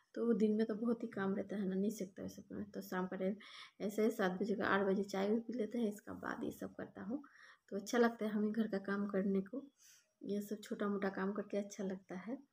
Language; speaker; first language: Hindi; non-native, local second language; Bangla